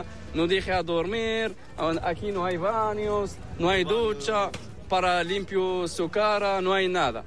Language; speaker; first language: Spanish; non-native, learner; Arabic